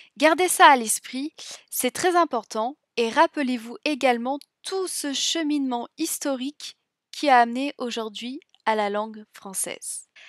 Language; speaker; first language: French; native; French